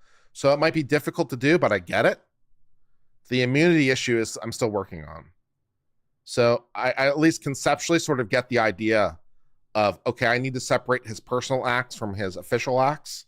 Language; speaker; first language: English; native; English